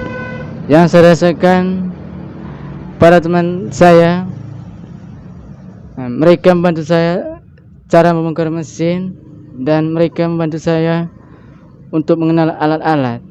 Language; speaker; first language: Indonesian; non-native, local second language; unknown